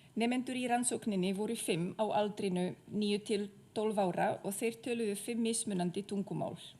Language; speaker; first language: Icelandic; non-native, fluent; Czech